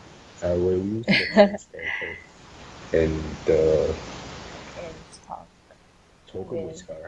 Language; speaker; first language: English; non-native, learner; Chinese